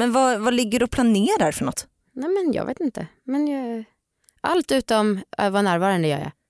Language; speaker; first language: Swedish; native; Swedish